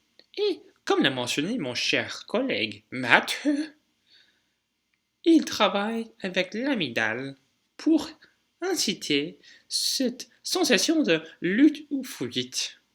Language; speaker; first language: French; non-native, fluent; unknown